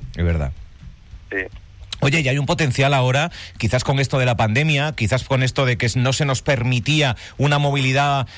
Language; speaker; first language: Spanish; native; Spanish